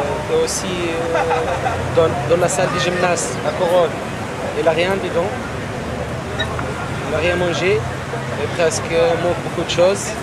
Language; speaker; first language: French; non-native, learner; Arabic